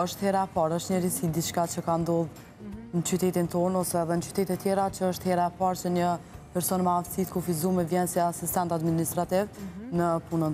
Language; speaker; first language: Albanian; native; Albanian